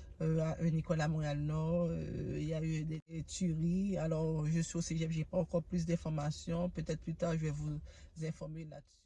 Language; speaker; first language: French; non-native, local second language; Haitian Creole